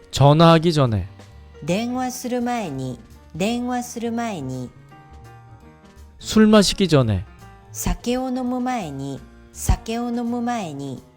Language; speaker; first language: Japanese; non-native, fluent; Korean